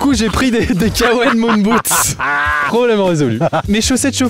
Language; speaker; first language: French; native; French